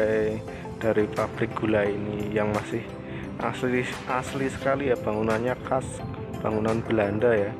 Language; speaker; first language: Indonesian; non-native, local second language; Javanese